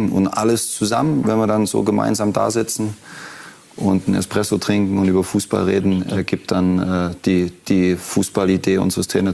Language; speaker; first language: German; native; German